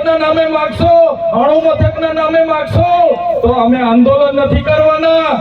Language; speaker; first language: Gujarati; non-native, local second language; Vasavi